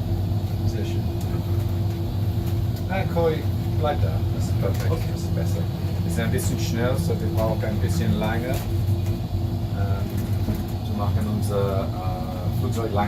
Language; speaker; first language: German; non-native, learner; English